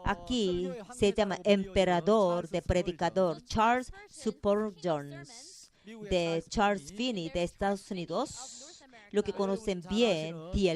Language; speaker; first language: Spanish; non-native, fluent; Korean